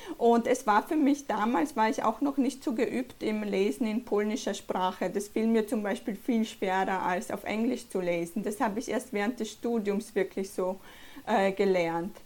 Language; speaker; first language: German; early bilingual, other home language; Polish